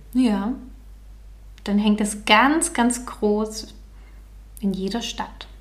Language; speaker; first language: German; native; German